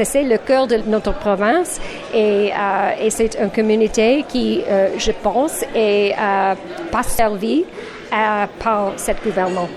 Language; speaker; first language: French; non-native, learner; English